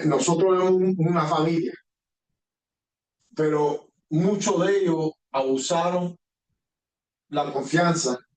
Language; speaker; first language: Spanish; early bilingual, heritage; Spanish